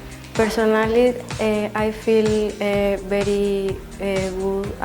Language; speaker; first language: English; non-native, learner; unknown